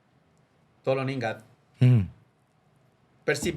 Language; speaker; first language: Indonesian; non-native, fluent; Spanish